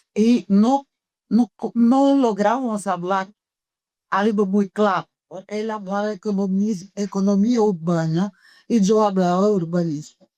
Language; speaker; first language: Spanish; non-native, fluent; Portuguese